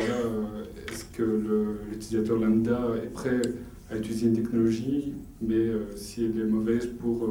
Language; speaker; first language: French; native; French